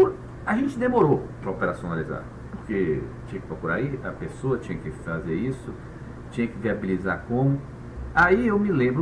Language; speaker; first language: Portuguese; native; Portuguese